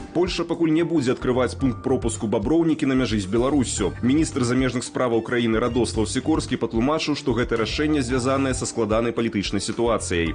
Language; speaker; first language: Belarusian; native; Belarusian